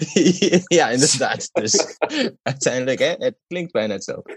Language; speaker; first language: Dutch; non-native, fluent; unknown